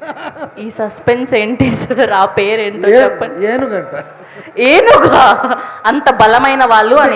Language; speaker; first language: Telugu; native; Telugu